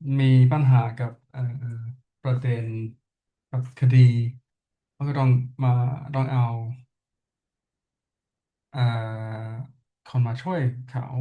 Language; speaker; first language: Thai; non-native, learner; English